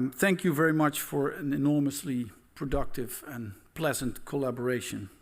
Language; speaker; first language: English; non-native, fluent; Dutch